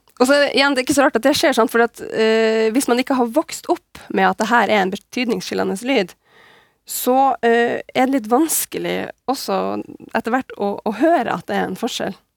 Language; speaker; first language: Norwegian; native; Norwegian